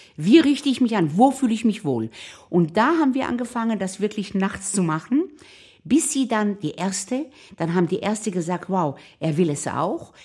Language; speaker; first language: German; non-native, fluent; Hebrew